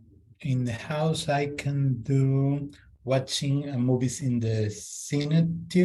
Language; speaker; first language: English; non-native, learner; Spanish